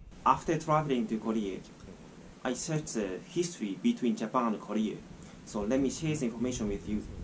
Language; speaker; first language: English; non-native, learner; Japanese